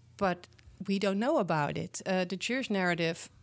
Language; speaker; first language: English; non-native, fluent; Dutch